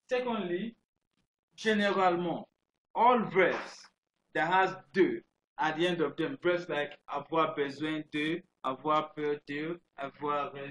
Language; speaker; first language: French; non-native, fluent; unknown